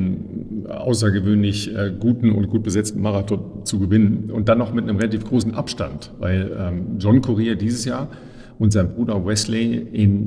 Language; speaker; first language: German; native; German